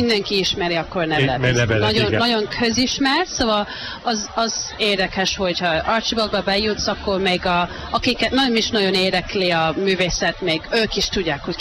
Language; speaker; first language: Hungarian; early bilingual, heritage; Hungarian